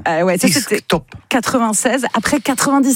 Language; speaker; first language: French; native; French